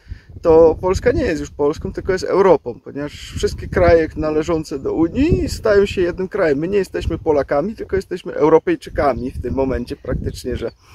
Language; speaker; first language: Polish; native; Polish